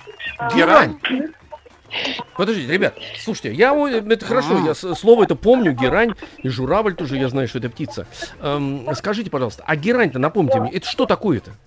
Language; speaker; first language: Russian; native; Russian